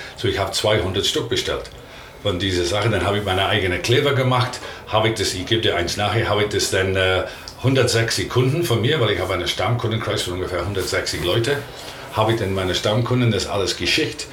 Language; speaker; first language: German; non-native, learner; English